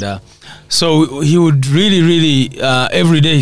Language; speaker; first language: English; non-native, local second language; Nyankole